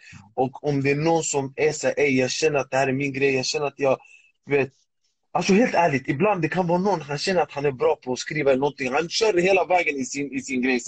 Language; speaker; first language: Swedish; early bilingual, other home language; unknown